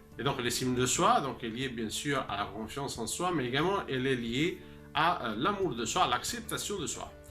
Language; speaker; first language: French; non-native, fluent; Italian